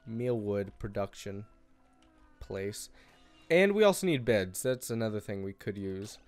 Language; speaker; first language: English; native; English